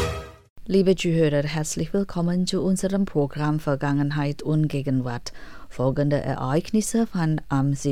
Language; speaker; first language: German; non-native, fluent; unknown